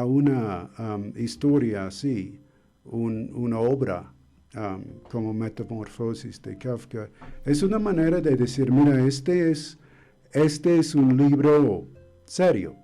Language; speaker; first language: Spanish; non-native, fluent; English